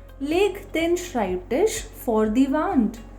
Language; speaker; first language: German; non-native, fluent; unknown